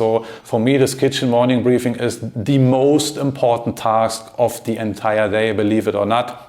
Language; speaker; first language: English; non-native, fluent; German